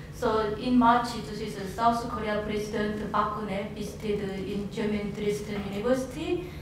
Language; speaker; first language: English; non-native, learner; Korean